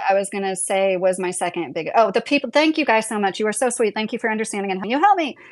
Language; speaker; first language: English; native; English